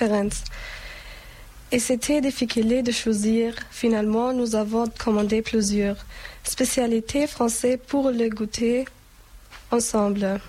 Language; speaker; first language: French; non-native, learner; German